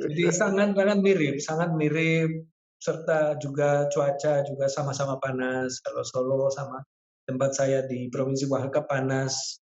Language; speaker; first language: Indonesian; non-native, fluent; Spanish